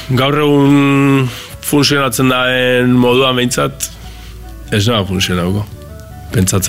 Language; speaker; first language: Basque; native; Basque